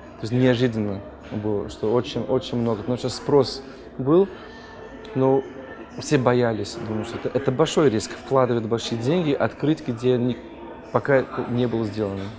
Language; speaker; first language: Russian; non-native, fluent; English